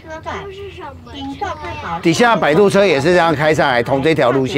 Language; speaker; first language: Chinese; native; Chinese